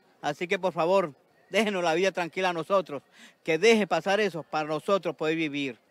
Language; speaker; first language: Spanish; native; Spanish